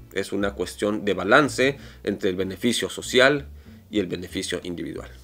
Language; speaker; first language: Spanish; native; Spanish